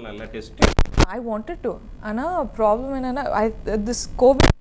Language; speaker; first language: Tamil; non-native, learner; Kannada